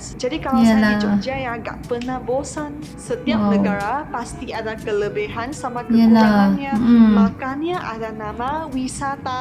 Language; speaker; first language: Indonesian; non-native, fluent; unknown